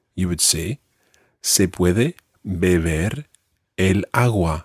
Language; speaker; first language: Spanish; non-native, fluent; English